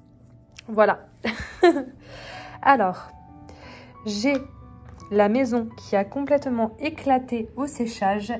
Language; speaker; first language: French; native; French